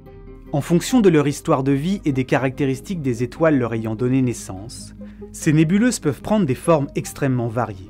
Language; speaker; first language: French; native; French